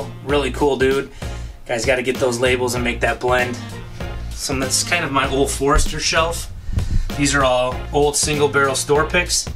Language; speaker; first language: English; native; English